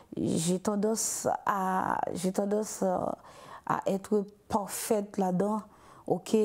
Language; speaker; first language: French; non-native, local second language; Haitian Creole